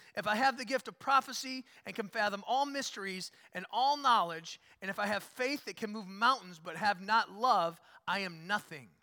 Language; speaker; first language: English; native; English